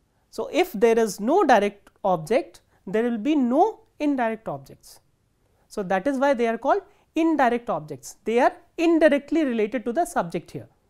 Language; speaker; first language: English; non-native, local second language; Hindi